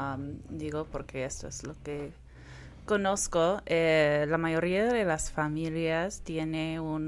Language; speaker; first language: Spanish; non-native, fluent; English